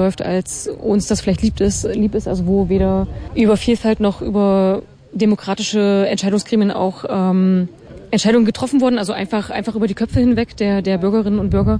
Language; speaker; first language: German; native; German